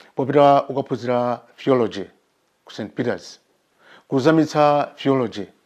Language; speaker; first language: Nyanja; native; Nyanja